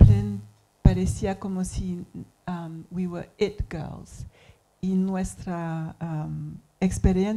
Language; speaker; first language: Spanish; non-native, learner; English